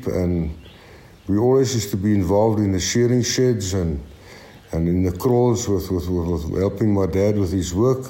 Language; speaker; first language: English; native; English